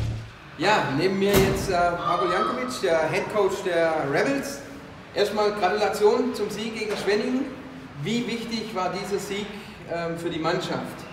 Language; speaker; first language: German; native; German